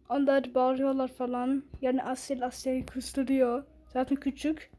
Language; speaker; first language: Turkish; early bilingual, heritage; Turkish